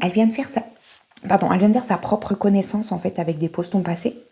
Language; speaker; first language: French; native; French